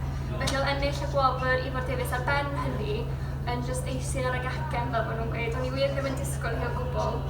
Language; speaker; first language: Welsh; native; Welsh